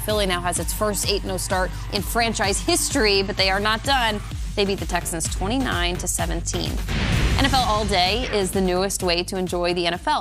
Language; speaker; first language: English; native; English